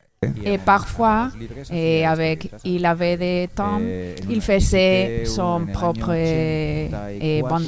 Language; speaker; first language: French; non-native, learner; Spanish